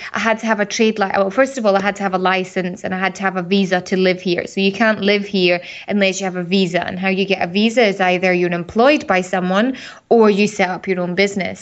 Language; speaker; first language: English; native; English